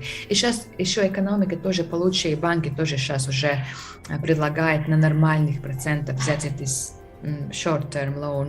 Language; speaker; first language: Russian; non-native, fluent; Latvian